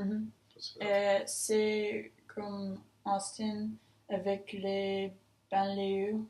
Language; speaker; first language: French; non-native, learner; English